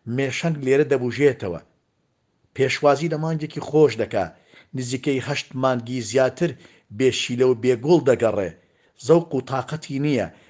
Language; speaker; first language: Central Kurdish; native; Central Kurdish